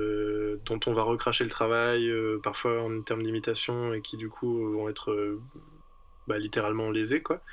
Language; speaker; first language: French; native; French